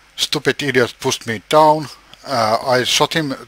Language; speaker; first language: English; non-native, fluent; Finnish